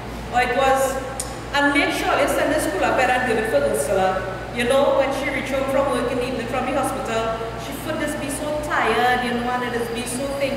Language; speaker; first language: English; native; English